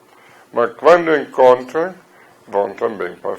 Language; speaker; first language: Portuguese; non-native, fluent; German